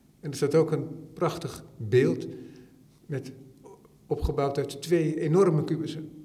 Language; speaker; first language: Dutch; native; Dutch